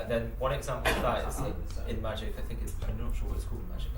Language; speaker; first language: English; native; English